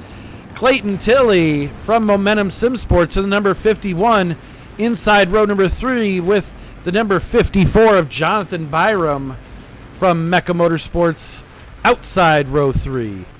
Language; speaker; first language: English; native; English